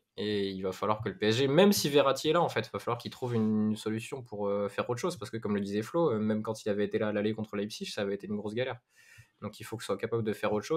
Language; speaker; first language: French; native; French